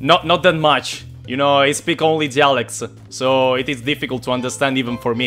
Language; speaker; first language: English; non-native, fluent; Italian